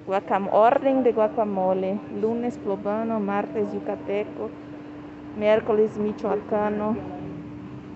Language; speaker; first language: Spanish; non-native, learner; Portuguese